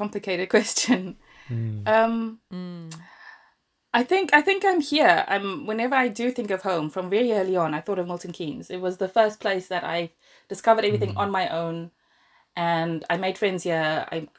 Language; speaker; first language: English; native; English